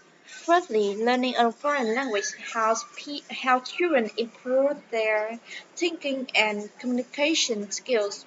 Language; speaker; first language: English; non-native, learner; Vietnamese